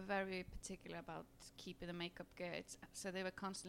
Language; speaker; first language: English; non-native, fluent; Icelandic